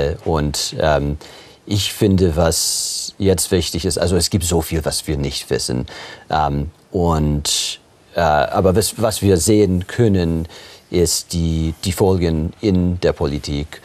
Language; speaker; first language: German; non-native, fluent; English